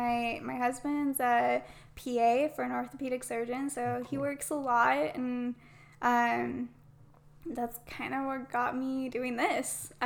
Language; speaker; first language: English; native; English